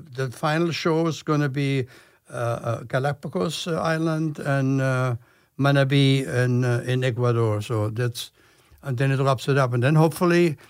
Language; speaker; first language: English; non-native, fluent; German